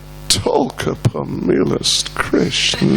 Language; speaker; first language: Russian; non-native, learner; English